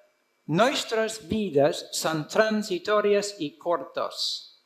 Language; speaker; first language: Spanish; non-native, fluent; English